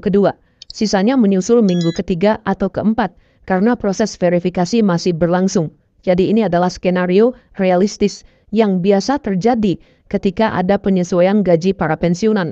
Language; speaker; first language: Indonesian; native; Indonesian